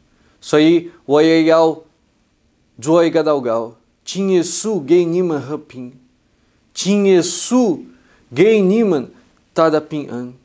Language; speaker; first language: Chinese; non-native, fluent; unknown